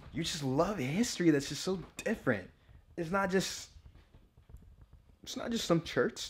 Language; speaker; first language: English; native; English